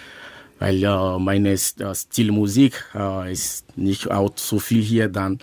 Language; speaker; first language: German; non-native, learner; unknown